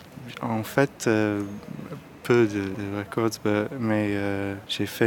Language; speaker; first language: French; non-native, learner; Arabic